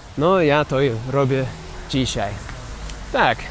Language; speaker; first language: Polish; non-native, learner; English